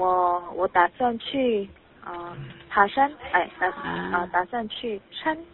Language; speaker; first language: Chinese; non-native, learner; Korean